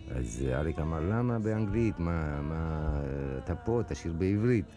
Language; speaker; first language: Hebrew; non-native, fluent; Spanish